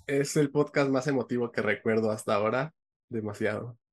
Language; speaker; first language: Spanish; native; Spanish